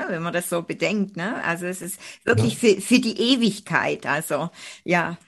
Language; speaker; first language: German; native; German